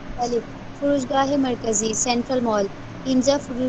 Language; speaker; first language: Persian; non-native, learner; Urdu